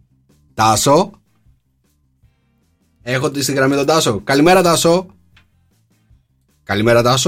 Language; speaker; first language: Greek; native; Greek